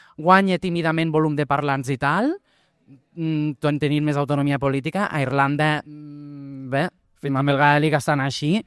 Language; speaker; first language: Catalan; early bilingual, other home language; Portuguese